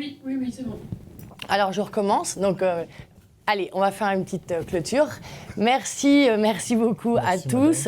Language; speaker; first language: French; native; French